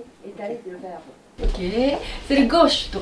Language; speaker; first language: French; non-native, learner; Japanese